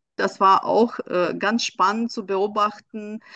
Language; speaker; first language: German; non-native, fluent; Russian